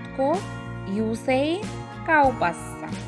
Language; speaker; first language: Finnish; non-native, learner; Bangla